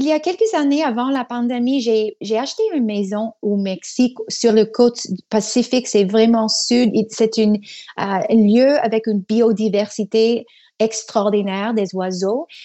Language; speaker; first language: French; non-native, fluent; English